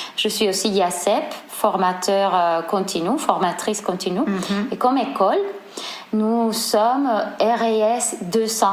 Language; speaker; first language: French; non-native, fluent; Spanish